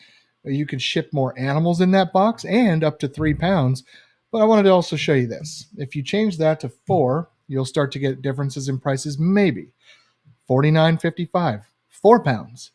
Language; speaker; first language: English; native; English